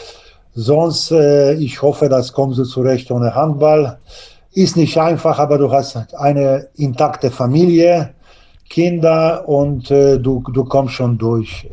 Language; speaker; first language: German; non-native, fluent; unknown